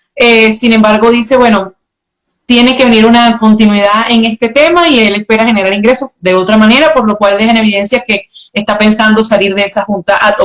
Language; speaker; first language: Spanish; native; Spanish